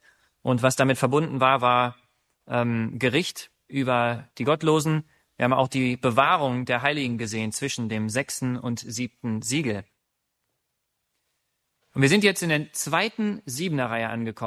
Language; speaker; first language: German; native; German